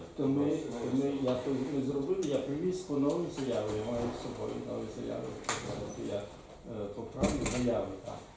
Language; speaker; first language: Ukrainian; native; Ukrainian